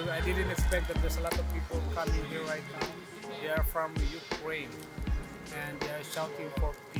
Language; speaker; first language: English; non-native, local second language; Filipino